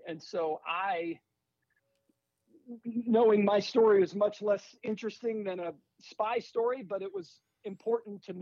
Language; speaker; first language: English; native; English